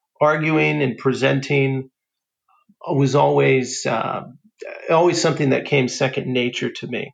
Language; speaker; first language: English; native; English